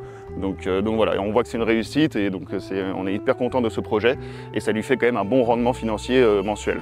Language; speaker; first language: French; native; French